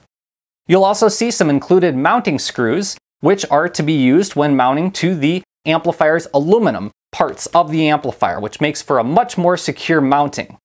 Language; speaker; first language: English; native; English